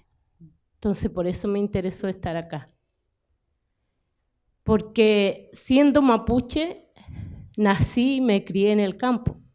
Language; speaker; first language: Spanish; non-native, local second language; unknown